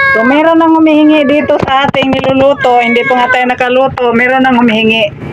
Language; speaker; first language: Filipino; non-native, local second language; Cebuano